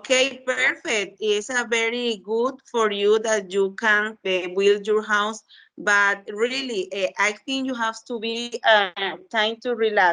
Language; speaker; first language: English; non-native, learner; Spanish